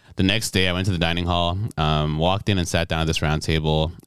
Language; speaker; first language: English; non-native, local second language; Yoruba